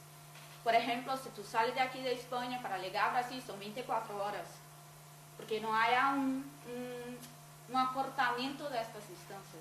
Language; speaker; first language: Spanish; non-native, fluent; Portuguese